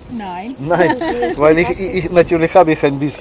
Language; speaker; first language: German; non-native, learner; Russian